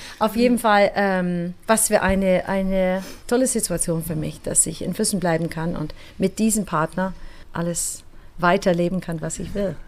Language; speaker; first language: German; non-native, fluent; English